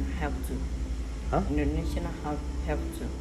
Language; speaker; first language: English; non-native, learner; Indonesian